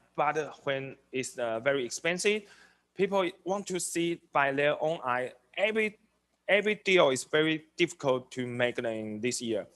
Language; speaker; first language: English; non-native, learner; Chinese